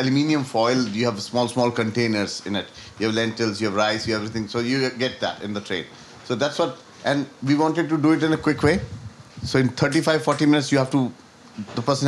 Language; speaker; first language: English; non-native, local second language; Hindi